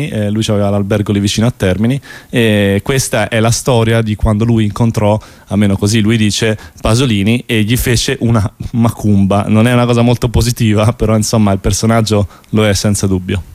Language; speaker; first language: Italian; native; Italian